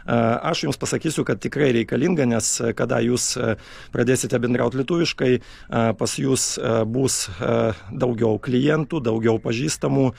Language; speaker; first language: Lithuanian; non-native, fluent; Russian